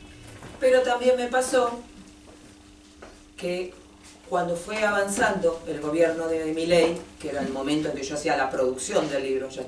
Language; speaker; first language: Spanish; native; Spanish